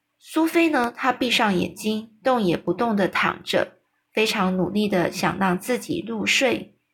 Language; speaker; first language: Chinese; native; Chinese